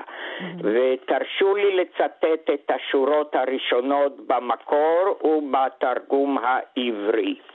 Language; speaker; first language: Hebrew; non-native, fluent; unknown